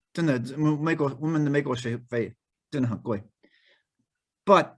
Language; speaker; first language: Chinese; non-native, fluent; English